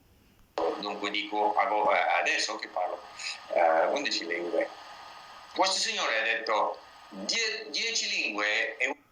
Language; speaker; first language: Italian; non-native, learner; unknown